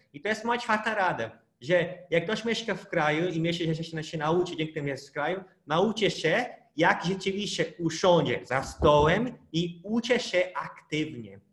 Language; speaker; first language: Polish; non-native, fluent; Portuguese